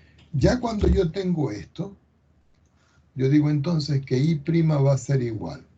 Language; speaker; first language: Spanish; native; Spanish